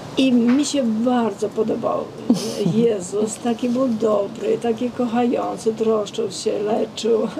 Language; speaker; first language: Polish; non-native, fluent; Armenian